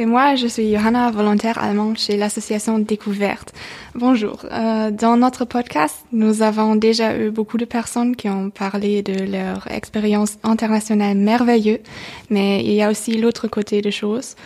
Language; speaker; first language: French; non-native, fluent; German